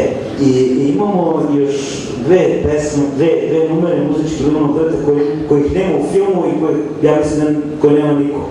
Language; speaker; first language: Serbian; native; Serbian